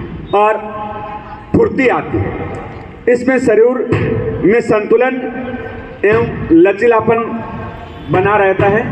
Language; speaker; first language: Hindi; native; Hindi